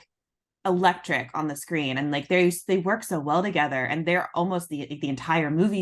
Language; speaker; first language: English; native; English